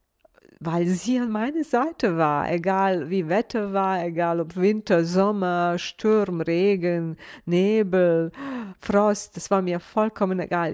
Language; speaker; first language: German; non-native, fluent; Bosnian